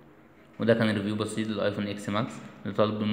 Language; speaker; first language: Arabic; native; Arabic